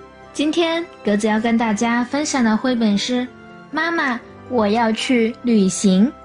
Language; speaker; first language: Chinese; native; Chinese